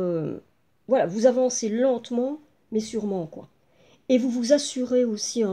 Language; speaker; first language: French; native; French